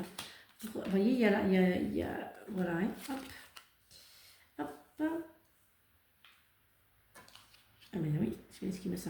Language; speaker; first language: French; native; French